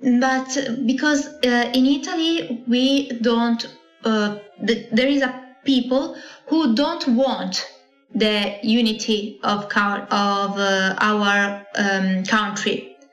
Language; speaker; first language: English; non-native, learner; Italian